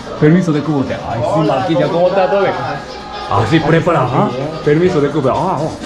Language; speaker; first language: Spanish; non-native, learner; Japanese